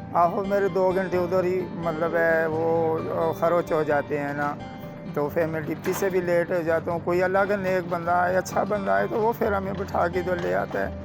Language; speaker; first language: Urdu; non-native, local second language; Punjabi